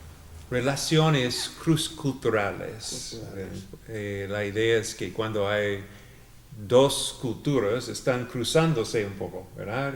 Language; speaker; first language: Spanish; non-native, fluent; English